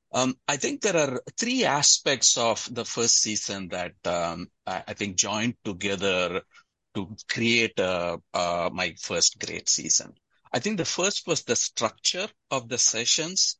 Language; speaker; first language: English; non-native, local second language; Tamil